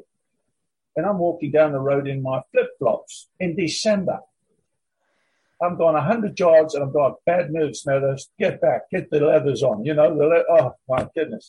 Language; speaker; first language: English; native; English